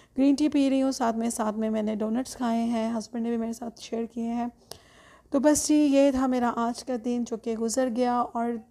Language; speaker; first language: Urdu; native; Urdu